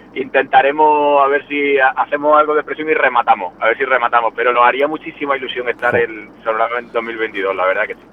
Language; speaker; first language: Spanish; native; Spanish